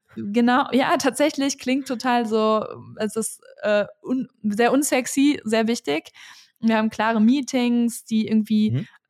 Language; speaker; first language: German; native; German